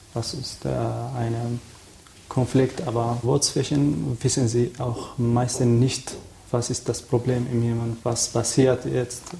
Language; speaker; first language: German; non-native, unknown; Arabic